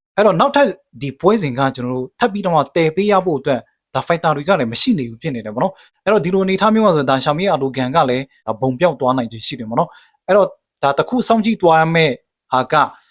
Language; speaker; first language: Burmese; native; Burmese